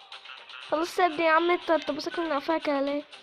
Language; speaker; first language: Arabic; native; Arabic